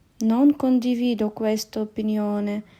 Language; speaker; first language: Italian; non-native, fluent; Ukrainian